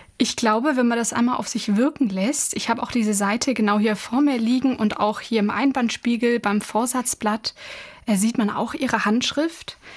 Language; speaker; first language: German; native; German